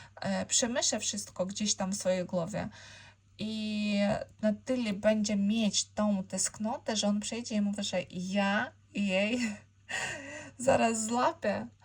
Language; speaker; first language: Polish; non-native, learner; Ukrainian